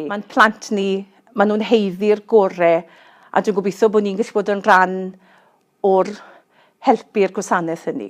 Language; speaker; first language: Welsh; native; Welsh